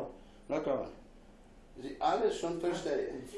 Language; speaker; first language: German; non-native, learner; Polish